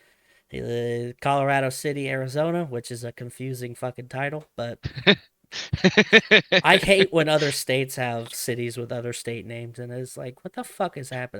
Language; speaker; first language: English; native; English